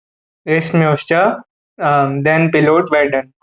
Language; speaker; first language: German; non-native, learner; Hindi